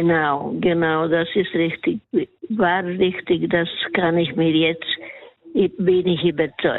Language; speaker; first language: German; non-native, learner; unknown